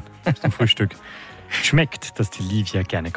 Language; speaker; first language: German; native; German